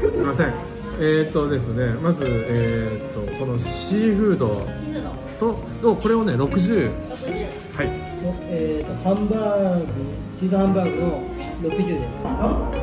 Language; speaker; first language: Japanese; native; Japanese